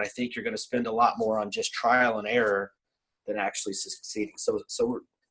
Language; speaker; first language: English; native; English